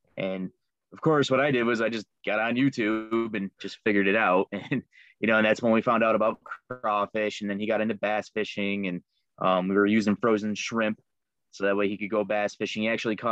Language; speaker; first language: English; native; English